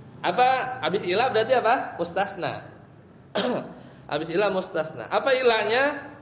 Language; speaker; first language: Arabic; non-native, fluent; Indonesian